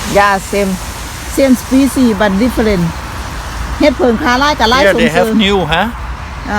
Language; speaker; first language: English; non-native, learner; Thai